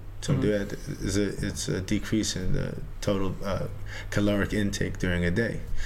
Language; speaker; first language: English; early bilingual, other home language; Krio